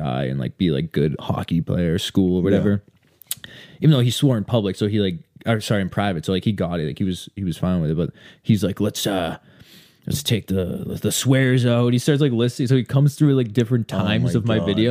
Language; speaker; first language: English; native; English